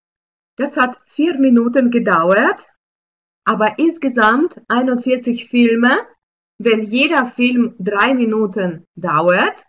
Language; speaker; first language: German; non-native, fluent; Russian